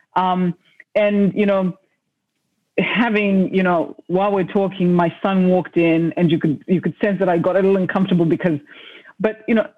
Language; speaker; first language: English; non-native, local second language; Shona